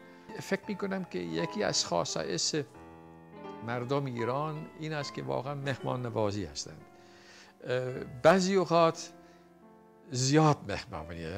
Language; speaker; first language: Persian; non-native, fluent; Dutch